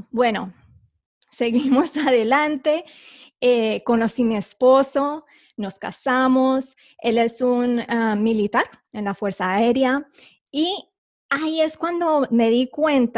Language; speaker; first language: Spanish; early bilingual, heritage; Spanish